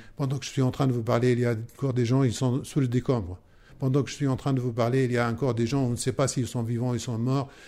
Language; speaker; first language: French; non-native, fluent; Arabic